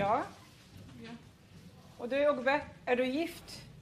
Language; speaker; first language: Swedish; non-native, fluent; Arabic